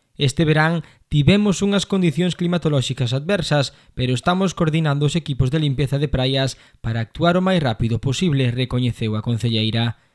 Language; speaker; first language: Galician; native; Galician